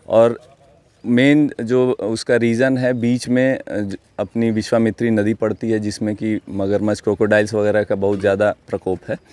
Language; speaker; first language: Hindi; native; Hindi